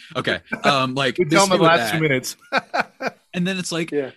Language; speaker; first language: English; native; English